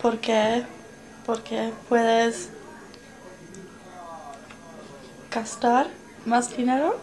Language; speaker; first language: Spanish; non-native, learner; English